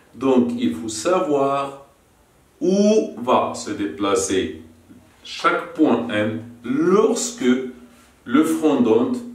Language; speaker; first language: French; non-native, local second language; Arabic